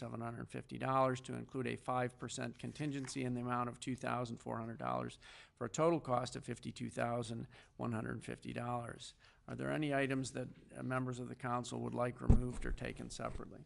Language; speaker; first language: English; native; English